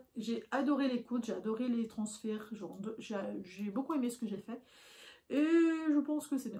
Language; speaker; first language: French; native; French